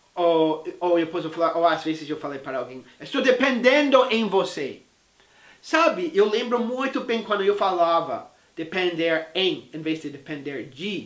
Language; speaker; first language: Portuguese; non-native, fluent; English